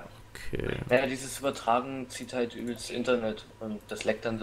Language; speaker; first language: German; native; German